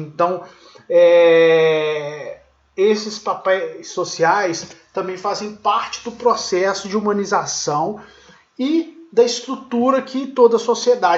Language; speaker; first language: Portuguese; native; Portuguese